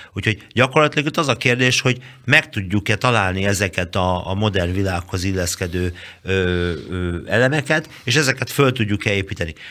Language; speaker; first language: Hungarian; native; Hungarian